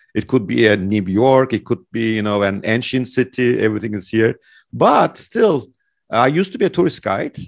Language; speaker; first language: English; non-native, fluent; Turkish